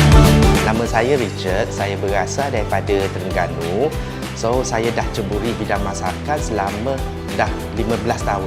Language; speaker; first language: Malay; native; Malay